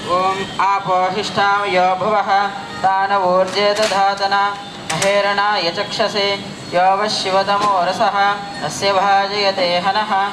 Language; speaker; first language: Telugu; native; Telugu